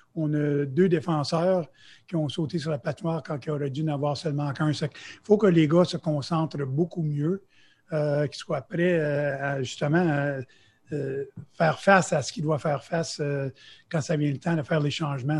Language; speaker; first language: French; native; French